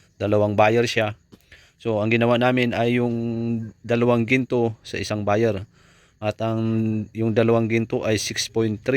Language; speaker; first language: Filipino; native; Filipino